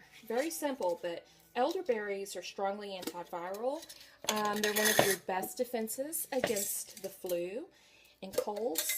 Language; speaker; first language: English; native; English